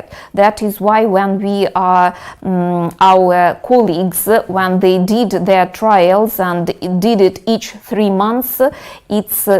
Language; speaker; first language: English; non-native, fluent; Russian